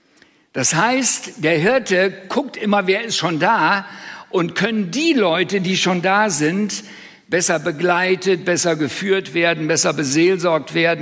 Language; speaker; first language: German; native; German